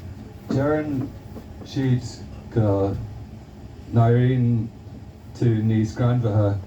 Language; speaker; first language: Irish; non-native, local second language; English